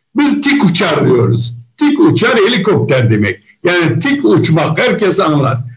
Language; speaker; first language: Turkish; non-native, fluent; Uyghur